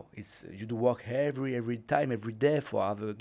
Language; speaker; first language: English; non-native, learner; French